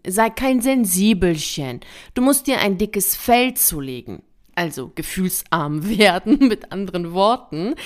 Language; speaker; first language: German; early bilingual, other home language; Persian